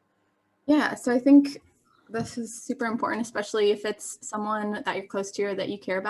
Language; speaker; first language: English; native; English